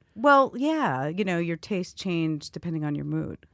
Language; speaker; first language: English; native; English